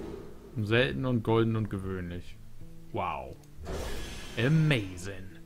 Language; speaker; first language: German; native; German